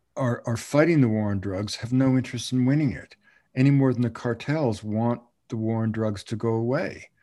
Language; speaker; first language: English; native; English